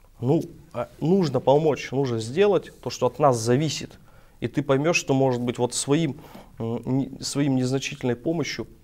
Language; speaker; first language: Russian; native; Russian